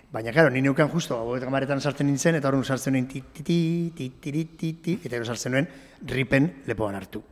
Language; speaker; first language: Basque; non-native, local second language; Spanish